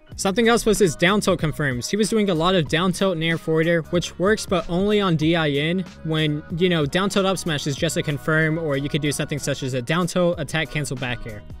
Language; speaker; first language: English; native; English